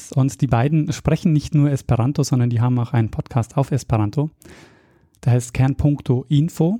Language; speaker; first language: German; native; German